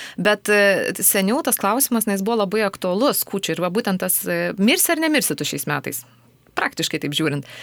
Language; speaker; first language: Lithuanian; native; Lithuanian